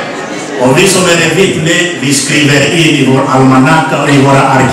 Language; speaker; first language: Swedish; non-native, learner; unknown